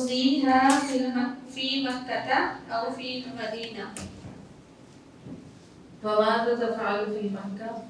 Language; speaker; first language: Arabic; non-native, learner; Urdu